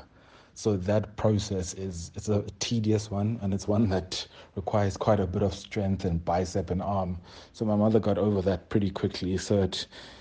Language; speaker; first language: English; non-native, local second language; Xhosa